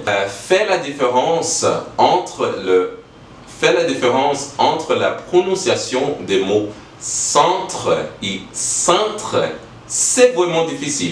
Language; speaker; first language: French; non-native, learner; English